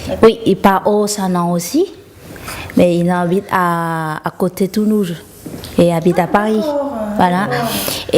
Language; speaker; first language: French; non-native, learner; Vietnamese